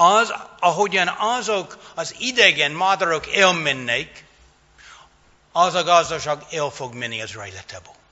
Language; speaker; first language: Hungarian; non-native, fluent; English